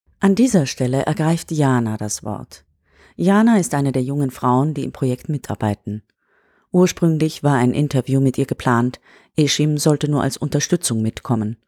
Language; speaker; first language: German; native; German